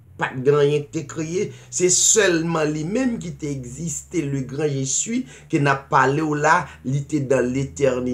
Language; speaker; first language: French; non-native, local second language; Haitian Creole